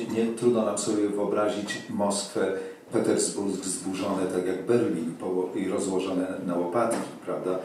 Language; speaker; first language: Polish; native; Polish